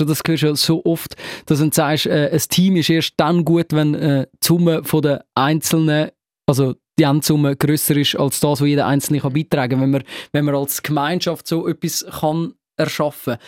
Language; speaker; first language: German; native; German